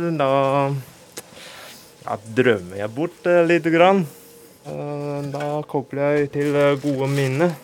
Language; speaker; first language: Norwegian; non-native, fluent; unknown